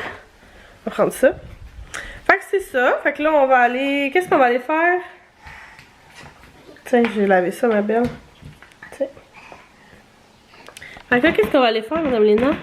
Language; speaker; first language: French; native; French